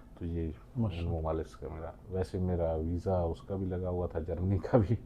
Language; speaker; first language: Urdu; non-native, local second language; Baluchi